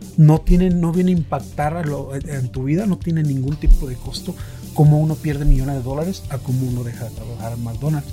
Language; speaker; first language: Spanish; native; Spanish